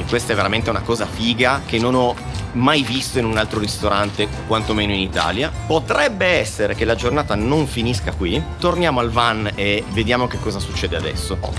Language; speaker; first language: Italian; native; Italian